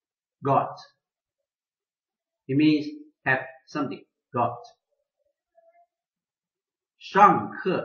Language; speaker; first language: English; non-native, local second language; Chinese